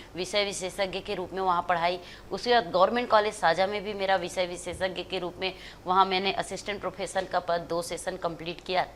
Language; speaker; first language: Hindi; native; Hindi